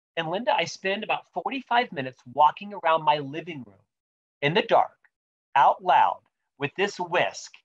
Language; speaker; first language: English; native; English